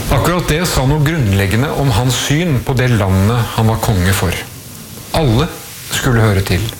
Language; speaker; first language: Norwegian; native; Norwegian